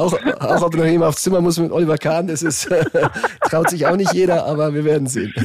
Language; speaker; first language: German; native; German